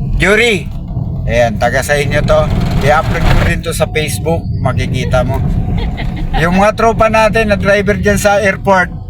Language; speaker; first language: Filipino; native; Filipino